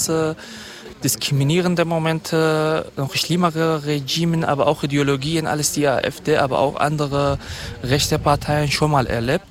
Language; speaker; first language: German; non-native, fluent; Kurdish